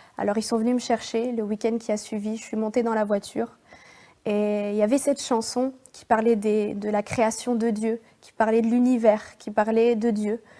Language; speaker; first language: French; native; French